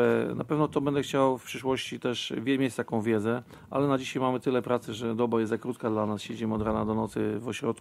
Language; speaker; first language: Polish; native; Polish